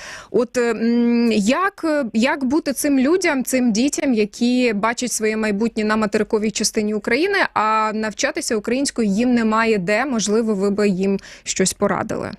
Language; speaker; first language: Ukrainian; native; Ukrainian